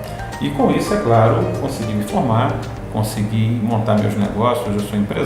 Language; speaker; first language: Portuguese; native; Portuguese